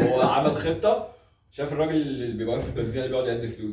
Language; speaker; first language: Arabic; native; Arabic